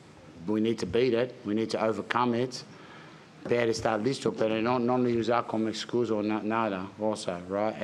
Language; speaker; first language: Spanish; non-native, learner; English